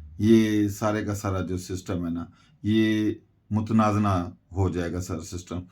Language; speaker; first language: Urdu; non-native, local second language; Punjabi